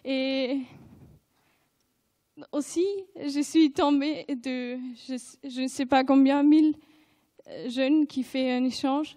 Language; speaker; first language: French; non-native, fluent; German